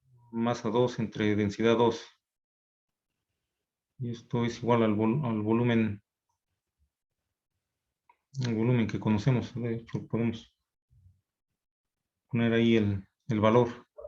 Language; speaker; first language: Spanish; native; Spanish